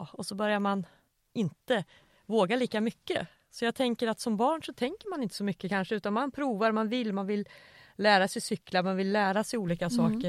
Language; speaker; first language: Swedish; native; Swedish